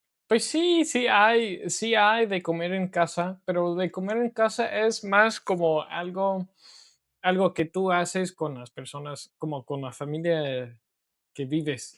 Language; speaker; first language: Spanish; non-native, learner; English